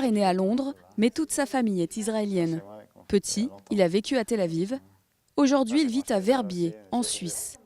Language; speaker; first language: French; native; French